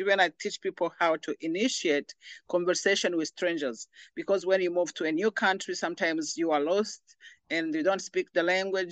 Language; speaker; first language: English; non-native, local second language; Kinyarwanda